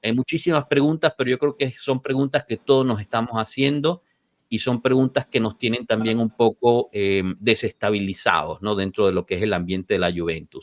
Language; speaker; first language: Spanish; native; Spanish